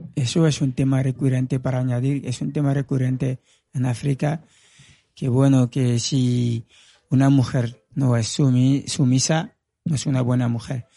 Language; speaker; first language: Spanish; non-native, fluent; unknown